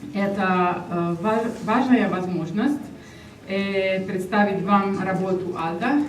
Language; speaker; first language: Russian; non-native, learner; Italian